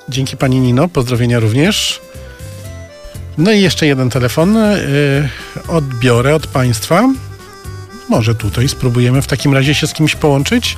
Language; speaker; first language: Polish; native; Polish